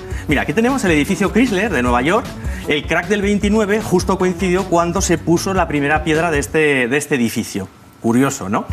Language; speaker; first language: Spanish; native; Spanish